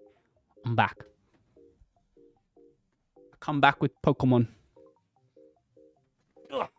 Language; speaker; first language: English; native; English